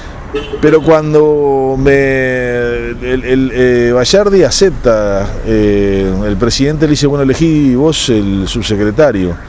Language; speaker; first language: Spanish; native; Spanish